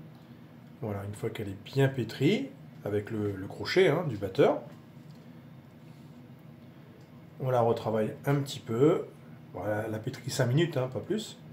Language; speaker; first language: French; native; French